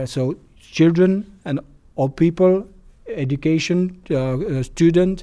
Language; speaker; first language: English; non-native, learner; French